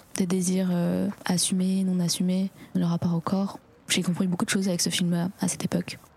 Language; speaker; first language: French; early bilingual, other home language; Chinese